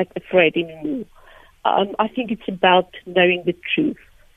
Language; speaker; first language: English; non-native, local second language; Afrikaans